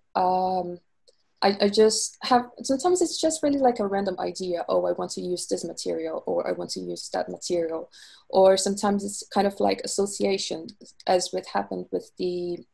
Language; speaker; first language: English; non-native, fluent; Portuguese